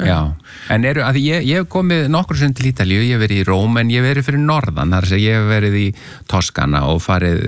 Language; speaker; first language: Icelandic; native; Icelandic